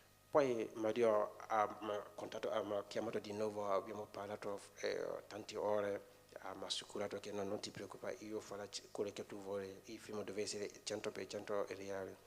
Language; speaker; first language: Italian; non-native, fluent; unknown